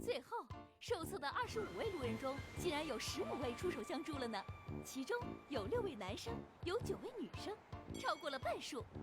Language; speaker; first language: Chinese; native; Chinese